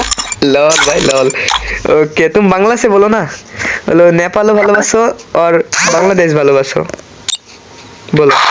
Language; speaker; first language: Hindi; non-native, learner; Bangla